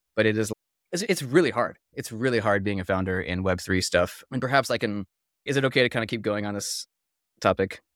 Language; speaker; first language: English; native; English